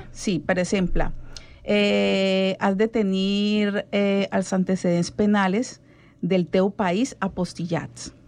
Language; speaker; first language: Catalan; non-native, learner; Spanish